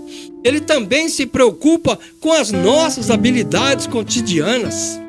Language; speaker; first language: Portuguese; native; Portuguese